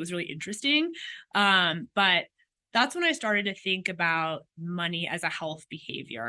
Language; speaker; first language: English; native; English